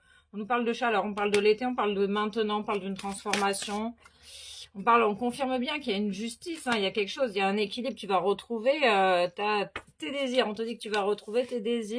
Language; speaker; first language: French; native; French